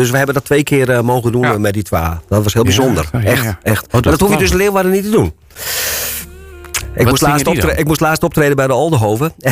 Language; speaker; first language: Dutch; native; Dutch